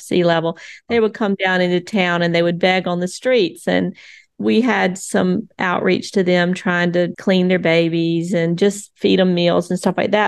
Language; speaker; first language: English; native; English